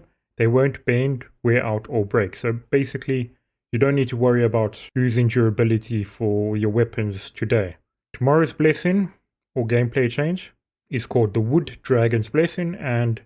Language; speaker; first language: English; native; English